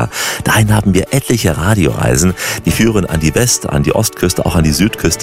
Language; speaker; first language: German; native; German